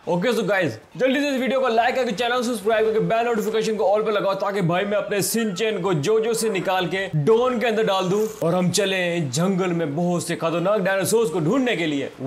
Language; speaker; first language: Hindi; native; Hindi